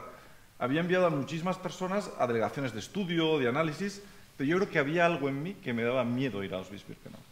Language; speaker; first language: Spanish; native; Spanish